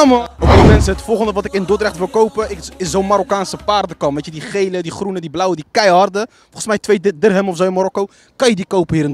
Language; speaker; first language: Dutch; early bilingual, other home language; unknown